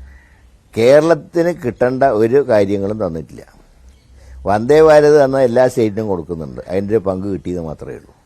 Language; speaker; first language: Malayalam; native; Malayalam